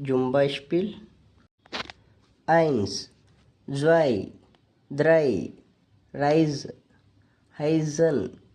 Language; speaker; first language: German; non-native, fluent; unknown